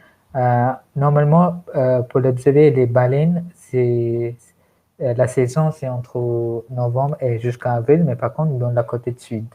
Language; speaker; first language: French; non-native, fluent; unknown